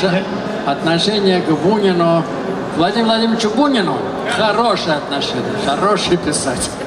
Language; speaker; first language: Russian; native; Russian